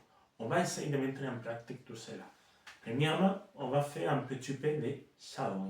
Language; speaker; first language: French; non-native, fluent; Spanish